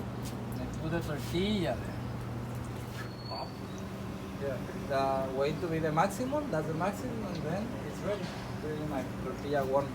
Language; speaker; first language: English; non-native, fluent; Spanish